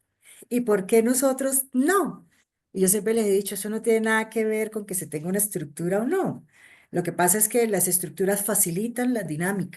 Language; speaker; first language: Spanish; native; Spanish